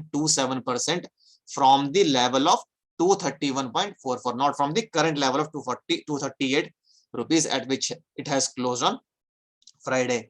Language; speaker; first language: English; non-native, local second language; Hindi